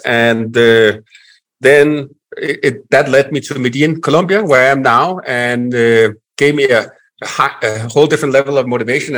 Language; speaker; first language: English; non-native, fluent; Danish